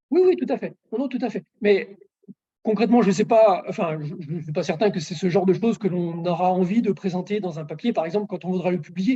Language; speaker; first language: French; native; French